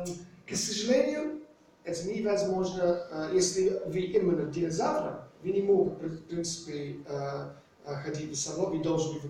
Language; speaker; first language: Russian; non-native, fluent; English